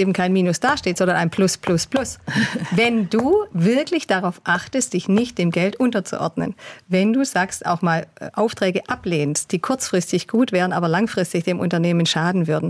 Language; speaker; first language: German; native; German